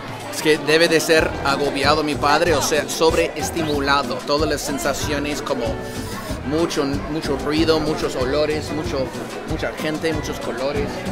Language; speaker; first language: Spanish; non-native, fluent; English